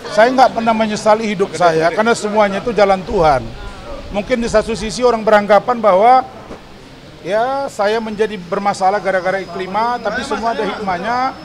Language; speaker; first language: Indonesian; native; Indonesian